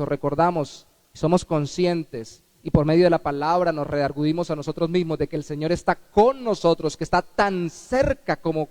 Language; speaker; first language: Spanish; native; Spanish